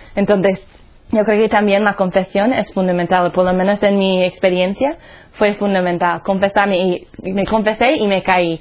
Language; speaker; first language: Spanish; non-native, fluent; English